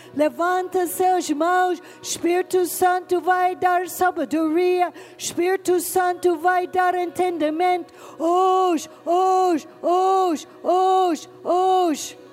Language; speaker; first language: Portuguese; non-native, learner; English